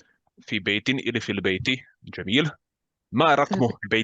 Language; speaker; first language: Arabic; non-native, fluent; Bosnian